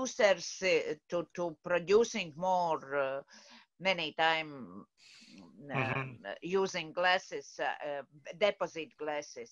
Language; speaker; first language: English; non-native, learner; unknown